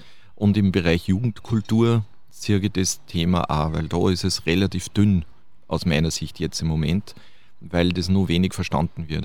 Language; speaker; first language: German; native; German